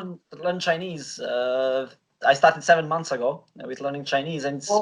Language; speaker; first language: English; non-native, fluent; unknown